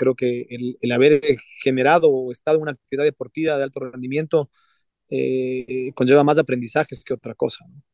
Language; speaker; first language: Spanish; native; Spanish